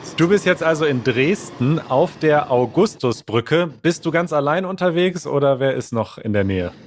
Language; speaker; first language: German; native; German